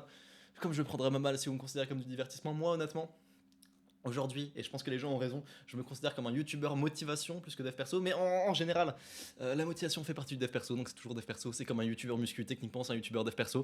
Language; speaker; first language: French; native; French